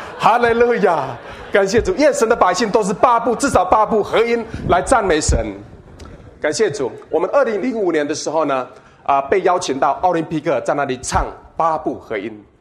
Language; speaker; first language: Chinese; non-native, local second language; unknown